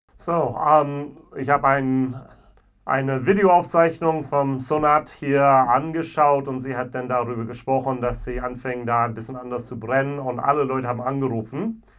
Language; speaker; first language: German; non-native, fluent; English